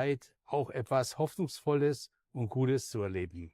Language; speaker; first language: German; native; German